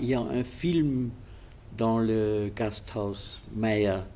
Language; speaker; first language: French; non-native, fluent; German